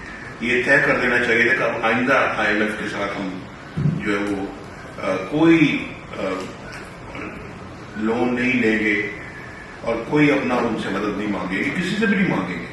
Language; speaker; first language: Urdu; non-native, local second language; Punjabi